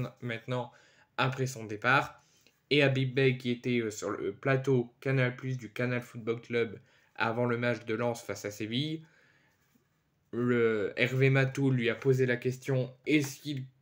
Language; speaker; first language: French; native; French